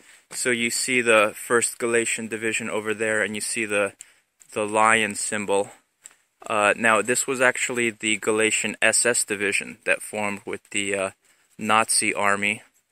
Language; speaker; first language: English; native; English